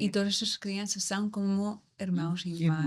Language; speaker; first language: Portuguese; non-native, learner; English